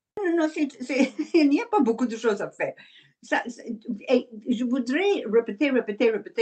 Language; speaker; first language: French; non-native, learner; English